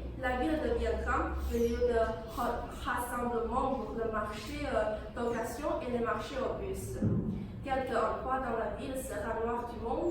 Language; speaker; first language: French; non-native, learner; Chinese